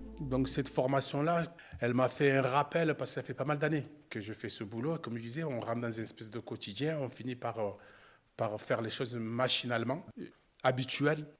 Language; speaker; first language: French; native; French